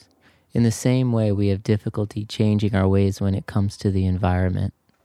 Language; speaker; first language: English; native; English